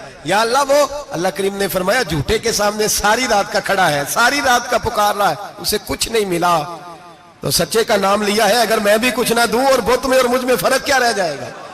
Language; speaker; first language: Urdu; non-native, local second language; Punjabi